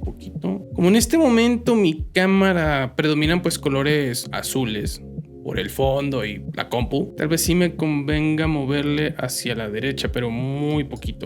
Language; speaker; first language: Spanish; native; Spanish